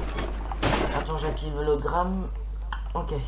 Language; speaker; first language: French; native; French